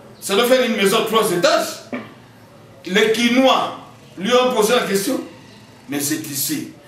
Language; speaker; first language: French; non-native, local second language; Kongo